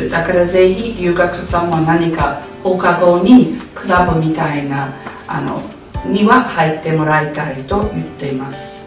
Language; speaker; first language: Japanese; non-native, fluent; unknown